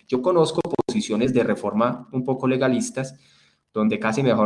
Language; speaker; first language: Spanish; native; Spanish